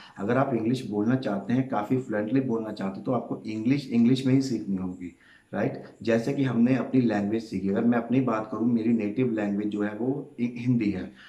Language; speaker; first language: Hindi; native; Hindi